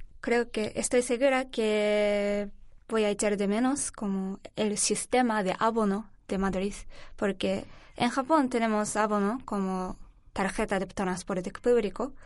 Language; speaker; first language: Spanish; non-native, learner; Japanese